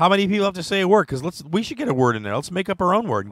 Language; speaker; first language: English; native; English